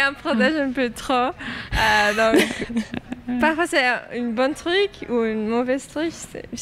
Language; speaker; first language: French; non-native, local second language; Dutch